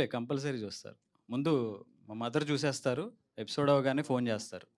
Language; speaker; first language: Telugu; native; Telugu